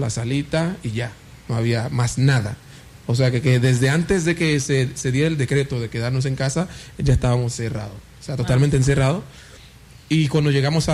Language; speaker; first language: Spanish; non-native, fluent; Haitian Creole